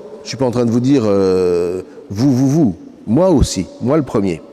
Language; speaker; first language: French; native; French